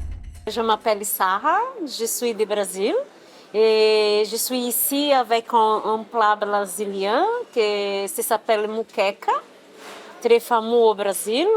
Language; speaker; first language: French; non-native, learner; Portuguese